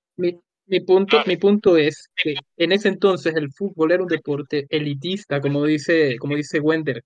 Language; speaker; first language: Spanish; native; Spanish